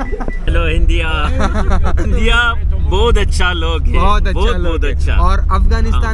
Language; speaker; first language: Hindi; non-native, learner; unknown